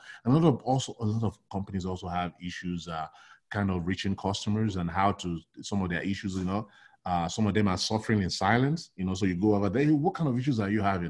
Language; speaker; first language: English; non-native, local second language; Yoruba